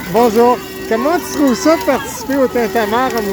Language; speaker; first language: French; native; French